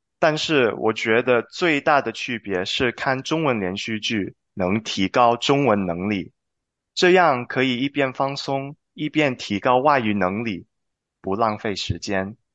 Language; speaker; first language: Chinese; non-native, learner; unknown